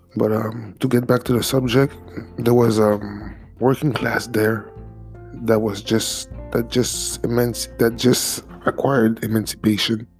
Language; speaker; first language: English; non-native, fluent; French